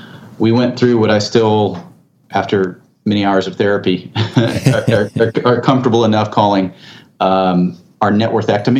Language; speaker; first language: English; native; English